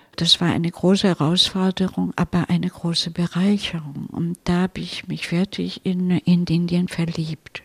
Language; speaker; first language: German; non-native, fluent; Italian